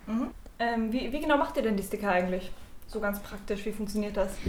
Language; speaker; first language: German; native; German